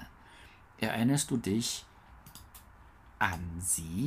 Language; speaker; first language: German; non-native, learner; English